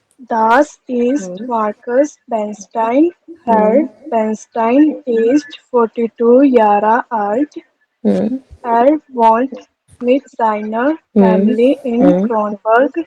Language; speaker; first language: German; non-native, learner; Hindi